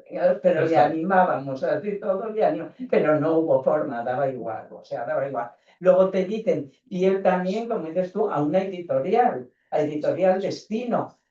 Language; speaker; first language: Spanish; native; Spanish